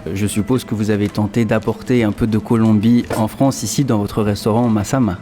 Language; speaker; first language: French; native; French